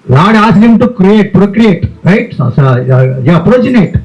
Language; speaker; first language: English; non-native, local second language; Telugu